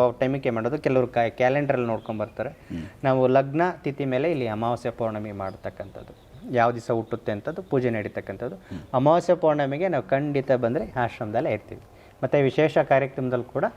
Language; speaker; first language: Kannada; native; Kannada